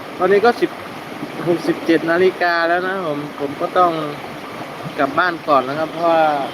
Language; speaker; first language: Thai; native; Thai